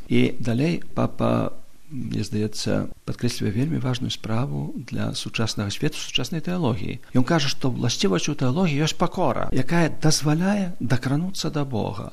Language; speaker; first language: Belarusian; non-native, local second language; Polish